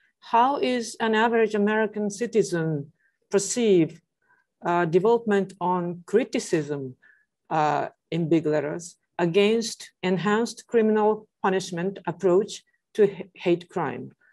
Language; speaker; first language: English; non-native, fluent; Japanese